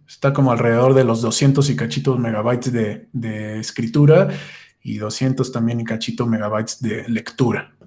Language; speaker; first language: Spanish; native; Spanish